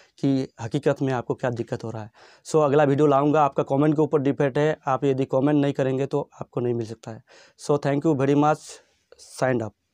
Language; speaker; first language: Hindi; non-native, local second language; Bangla